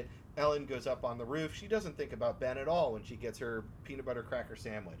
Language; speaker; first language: English; native; English